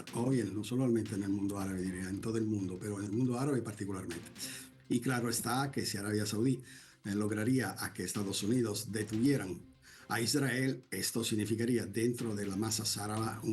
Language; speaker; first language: Spanish; non-native, fluent; Italian